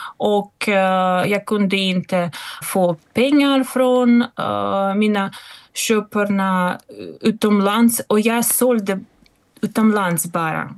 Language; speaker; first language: Swedish; non-native, fluent; Russian